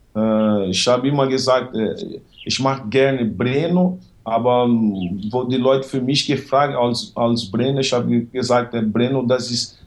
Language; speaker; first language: German; non-native, fluent; Portuguese